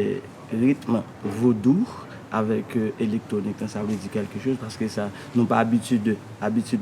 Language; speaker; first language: French; non-native, learner; Haitian Creole